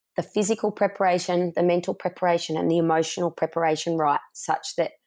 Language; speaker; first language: English; native; English